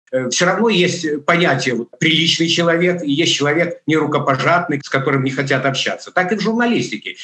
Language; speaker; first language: Russian; native; Russian